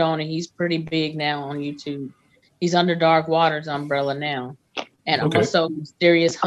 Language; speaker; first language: English; native; English